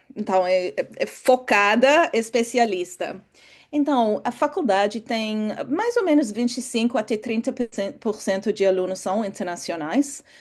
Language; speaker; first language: Portuguese; non-native, fluent; English